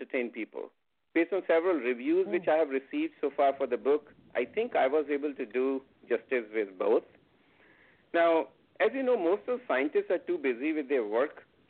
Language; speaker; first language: English; non-native, local second language; Hindi